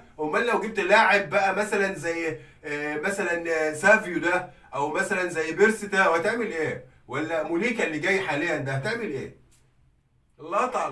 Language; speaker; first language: Arabic; native; Arabic